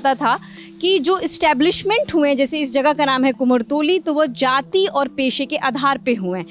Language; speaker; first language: Hindi; native; Hindi